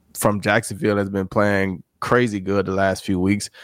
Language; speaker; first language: English; native; English